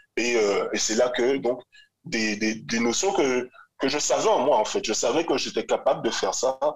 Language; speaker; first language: French; native; French